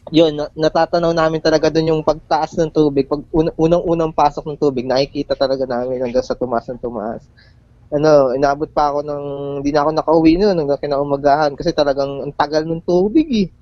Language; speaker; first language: Filipino; native; Filipino